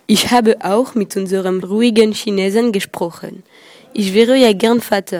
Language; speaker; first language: German; non-native, learner; French